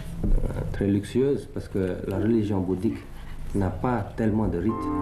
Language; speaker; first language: French; early bilingual, other home language; Thai